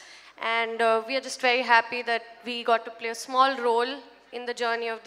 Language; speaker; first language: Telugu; non-native, local second language; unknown